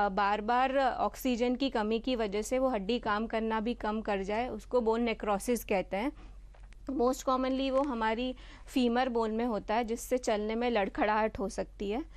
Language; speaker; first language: Hindi; non-native, local second language; Gujarati